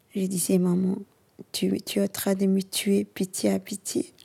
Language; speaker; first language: French; early bilingual, other home language; Somali